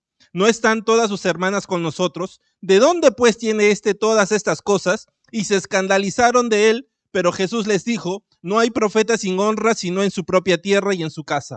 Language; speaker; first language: Spanish; native; Spanish